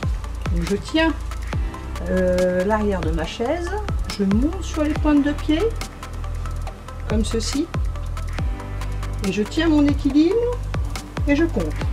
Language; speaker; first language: French; native; French